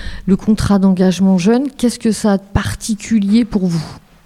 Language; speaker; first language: French; native; French